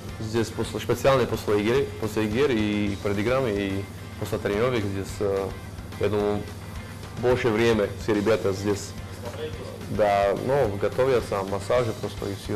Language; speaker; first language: Russian; non-native, learner; Slovak